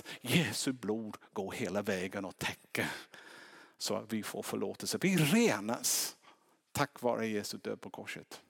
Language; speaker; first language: Swedish; non-native, fluent; English